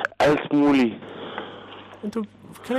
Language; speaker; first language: Danish; non-native, learner; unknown